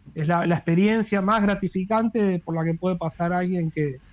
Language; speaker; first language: Spanish; native; Spanish